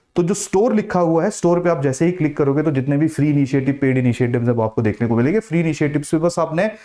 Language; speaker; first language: Hindi; native; Hindi